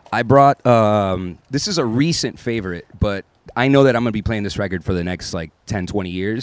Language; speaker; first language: English; native; English